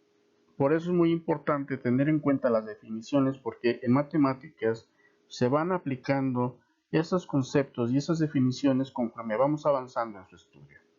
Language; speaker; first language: Spanish; native; Spanish